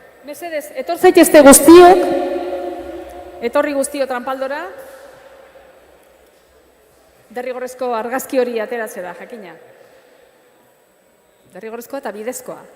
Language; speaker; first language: Basque; native; Basque